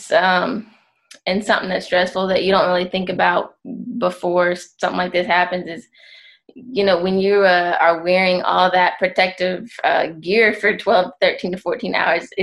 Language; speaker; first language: English; native; English